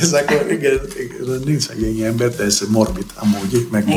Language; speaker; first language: Hungarian; non-native, fluent; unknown